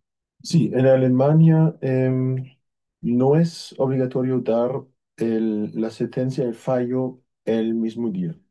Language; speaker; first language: Spanish; non-native, fluent; German